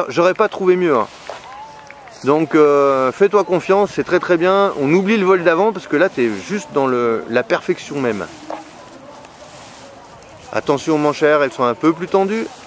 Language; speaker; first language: French; native; French